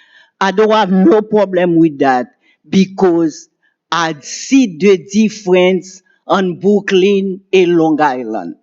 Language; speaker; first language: English; non-native, learner; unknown